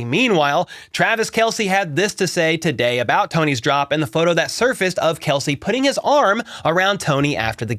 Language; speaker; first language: English; native; English